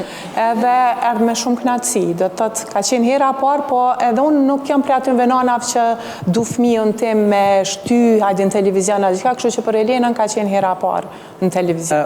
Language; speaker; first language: Albanian; native; Albanian